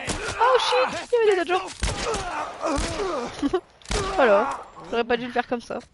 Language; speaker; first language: French; native; French